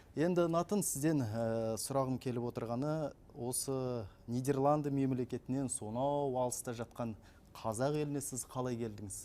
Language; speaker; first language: Kazakh; native; Kazakh